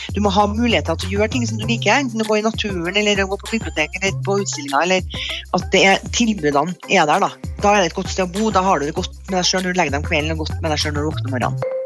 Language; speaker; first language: Norwegian; native; Norwegian